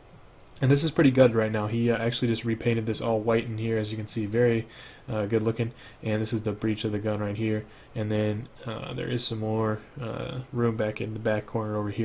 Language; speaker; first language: English; native; English